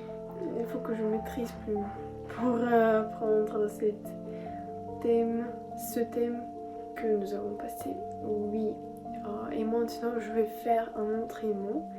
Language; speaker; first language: French; non-native, learner; Russian